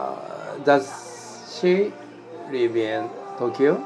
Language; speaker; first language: English; non-native, learner; Japanese